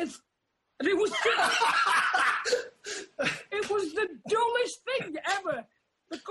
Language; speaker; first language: English; native; English